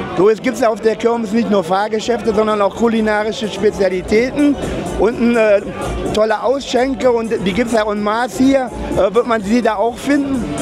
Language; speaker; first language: German; native; German